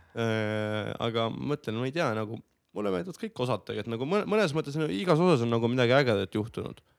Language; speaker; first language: Estonian; native; Estonian